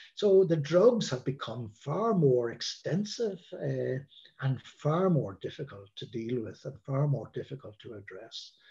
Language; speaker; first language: English; native; English